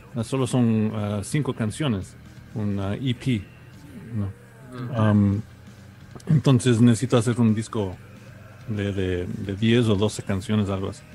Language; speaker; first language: Spanish; early bilingual, heritage; Spanish